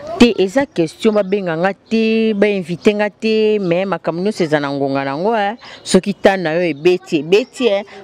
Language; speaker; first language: Lingala; native; Lingala